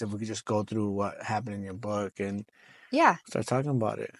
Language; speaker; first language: English; native; English